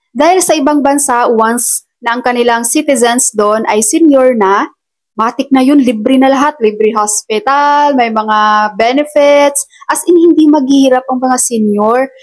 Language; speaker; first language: Filipino; non-native, local second language; Cebuano